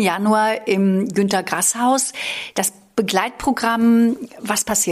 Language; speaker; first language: German; native; German